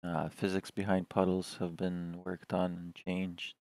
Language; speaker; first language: English; early bilingual, other home language; Russian